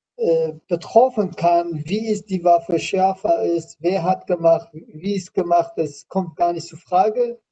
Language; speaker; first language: German; non-native, learner; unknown